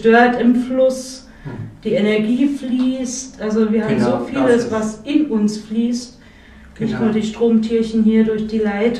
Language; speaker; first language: German; native; German